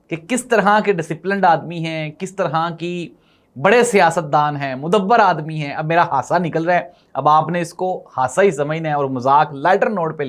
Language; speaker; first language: Urdu; native; Urdu